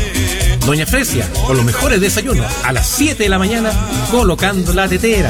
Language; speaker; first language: Spanish; native; Spanish